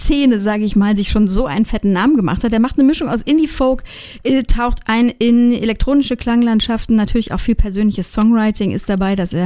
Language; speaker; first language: German; native; German